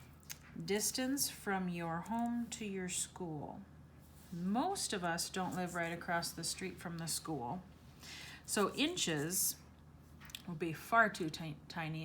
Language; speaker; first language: English; native; English